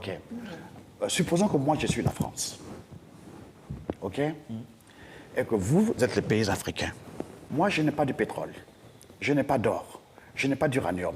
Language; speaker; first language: French; non-native, local second language; Dyula